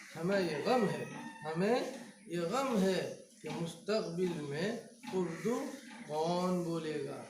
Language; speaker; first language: Hindi; native; Hindi